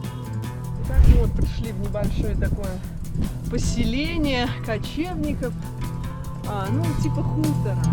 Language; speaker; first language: Russian; native; Russian